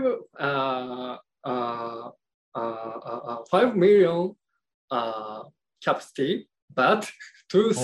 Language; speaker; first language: English; non-native, learner; Japanese